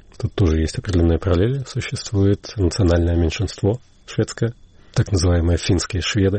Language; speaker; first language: Russian; native; Russian